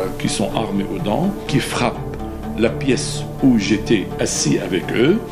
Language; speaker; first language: French; non-native, fluent; Arabic